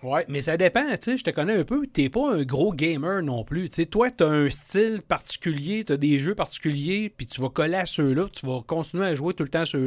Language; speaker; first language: French; native; French